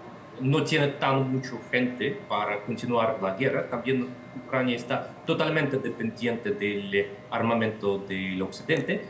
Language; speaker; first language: Spanish; non-native, fluent; Russian